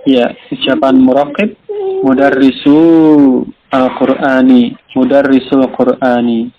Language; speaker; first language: Arabic; non-native, fluent; Indonesian